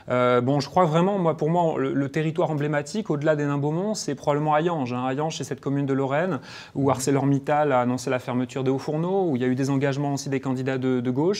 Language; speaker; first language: French; native; French